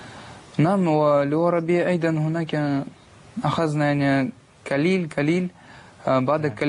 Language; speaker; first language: Arabic; non-native, learner; Russian